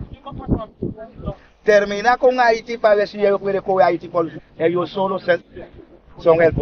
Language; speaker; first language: Spanish; non-native, learner; Haitian Creole